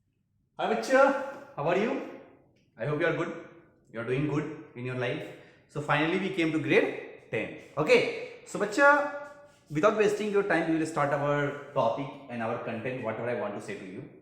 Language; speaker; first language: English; non-native, local second language; Hindi